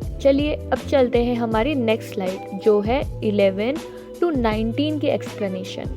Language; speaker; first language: Hindi; native; Hindi